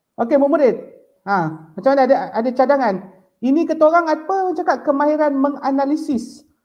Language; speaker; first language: Malay; native; Malay